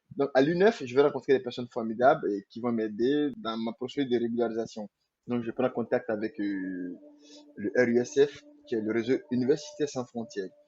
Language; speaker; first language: French; non-native, local second language; Mandingo